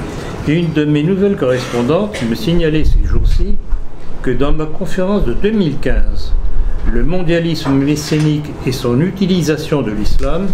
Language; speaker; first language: French; native; French